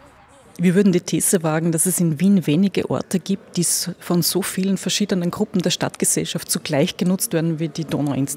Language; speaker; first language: German; native; German